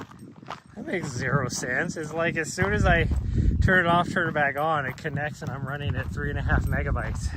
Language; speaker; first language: English; native; English